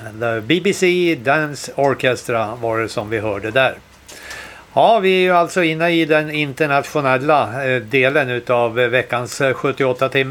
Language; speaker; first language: Swedish; native; Swedish